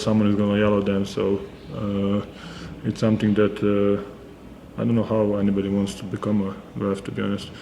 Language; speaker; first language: English; non-native, fluent; Serbian